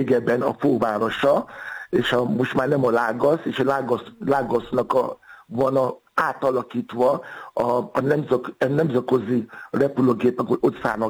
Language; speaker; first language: Hungarian; non-native, fluent; Yoruba